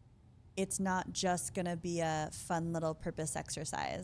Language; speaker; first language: English; native; English